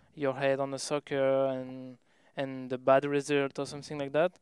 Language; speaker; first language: English; non-native, learner; French